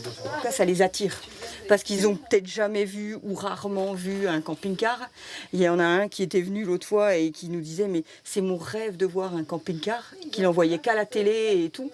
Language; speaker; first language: French; native; French